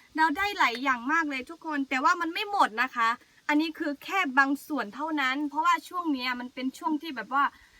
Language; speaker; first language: Thai; non-native, local second language; S'gaw Karen